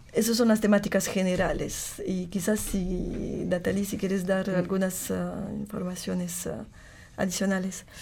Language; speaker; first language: Spanish; non-native, fluent; French